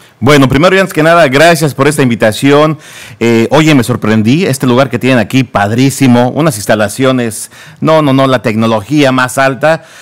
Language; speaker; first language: Spanish; native; Spanish